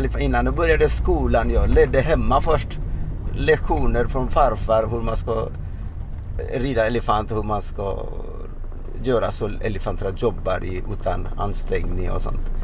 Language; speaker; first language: Swedish; non-native, fluent; Odia